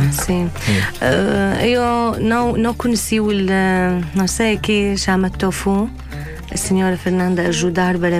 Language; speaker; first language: Portuguese; non-native, learner; Arabic